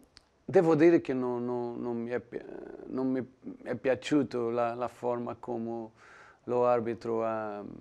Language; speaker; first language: Italian; non-native, learner; Portuguese